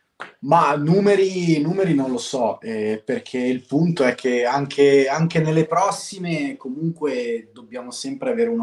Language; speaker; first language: Italian; native; Italian